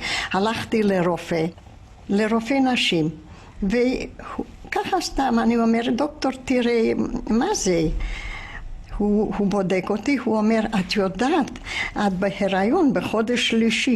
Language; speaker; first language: Hebrew; non-native, fluent; Hungarian